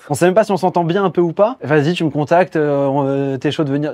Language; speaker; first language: French; native; French